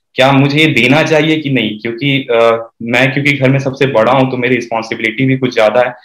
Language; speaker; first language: Hindi; native; Hindi